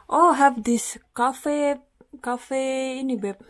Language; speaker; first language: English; non-native, fluent; Indonesian